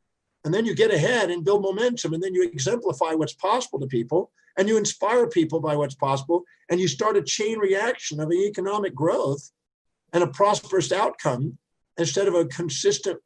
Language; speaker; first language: English; native; English